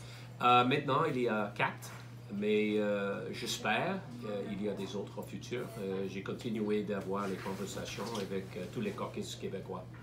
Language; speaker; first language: French; non-native, learner; English